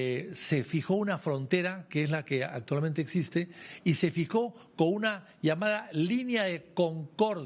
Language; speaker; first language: Spanish; native; Spanish